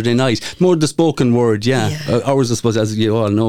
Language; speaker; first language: English; native; English